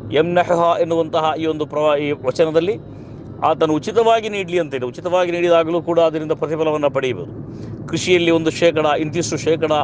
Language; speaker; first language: Kannada; non-native, local second language; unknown